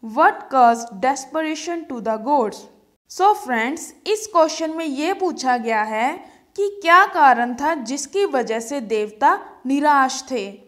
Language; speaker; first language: Hindi; native; Hindi